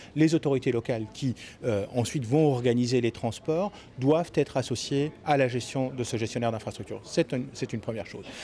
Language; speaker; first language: French; native; French